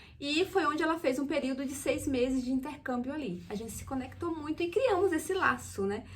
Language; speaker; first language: Portuguese; native; Portuguese